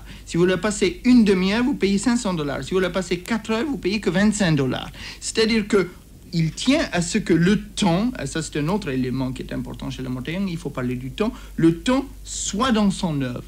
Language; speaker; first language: French; native; French